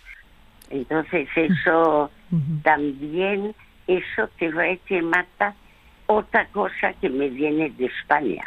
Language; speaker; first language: Spanish; non-native, fluent; French